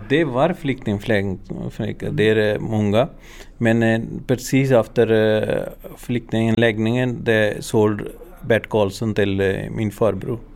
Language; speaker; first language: Swedish; non-native, learner; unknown